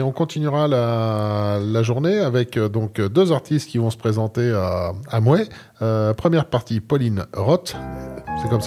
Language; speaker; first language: French; native; French